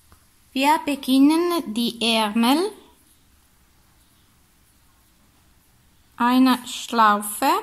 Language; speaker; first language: German; non-native, fluent; Italian